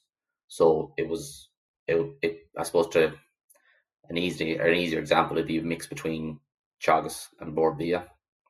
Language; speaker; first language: English; native; English